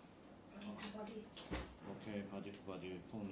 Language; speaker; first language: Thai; non-native, learner; Korean